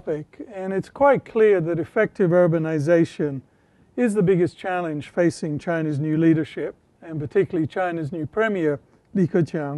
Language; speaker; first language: English; native; English